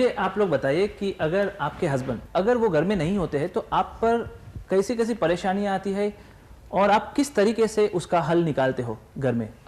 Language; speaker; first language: Hindi; native; Hindi